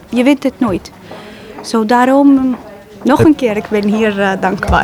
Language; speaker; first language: Dutch; non-native, learner; Arabic